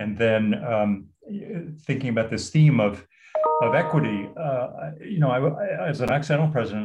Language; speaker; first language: English; native; English